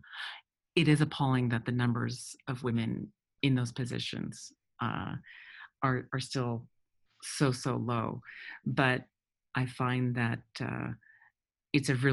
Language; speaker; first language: English; early bilingual, other home language; French